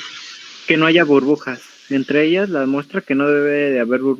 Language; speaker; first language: Spanish; native; Spanish